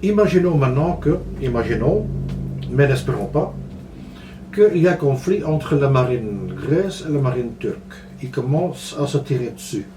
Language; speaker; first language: French; non-native, local second language; Dutch